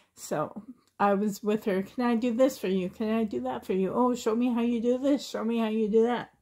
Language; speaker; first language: English; native; English